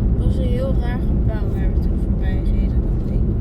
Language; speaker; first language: Dutch; native; Dutch